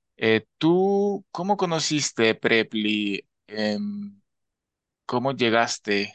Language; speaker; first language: Spanish; native; Spanish